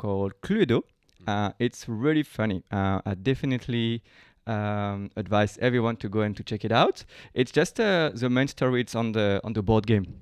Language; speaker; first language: English; non-native, fluent; French